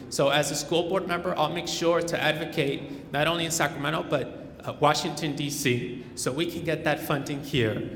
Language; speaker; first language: English; early bilingual, other home language; Spanish